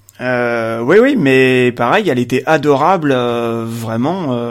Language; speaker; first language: French; native; French